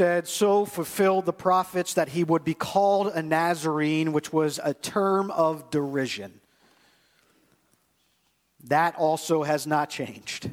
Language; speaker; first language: English; native; English